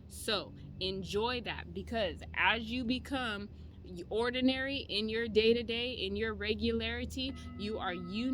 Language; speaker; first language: English; native; English